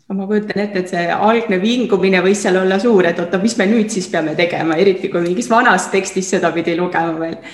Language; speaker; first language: Estonian; native; Estonian